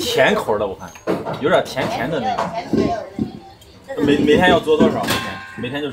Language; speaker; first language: Chinese; native; Chinese